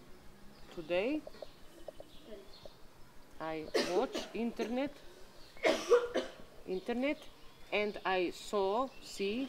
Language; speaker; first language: English; non-native, learner; Slovenian